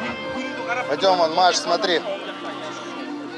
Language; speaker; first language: Russian; native; Russian